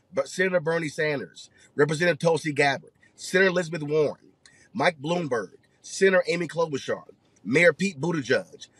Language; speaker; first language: English; native; English